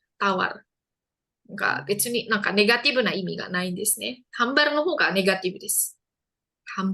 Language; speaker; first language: Japanese; non-native, fluent; Indonesian